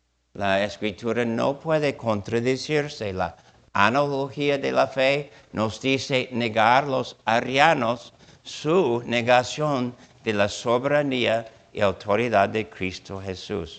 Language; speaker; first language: Spanish; non-native, fluent; English